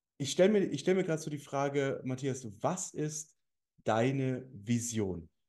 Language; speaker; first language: German; early bilingual, other home language; Russian